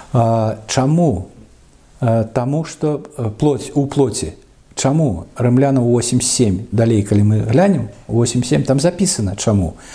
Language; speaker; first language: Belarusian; non-native, local second language; Russian